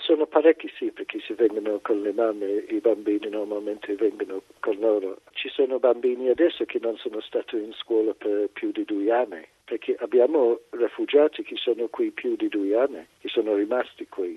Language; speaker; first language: Italian; non-native, fluent; English